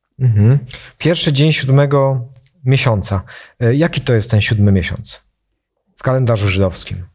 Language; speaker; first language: Polish; native; Polish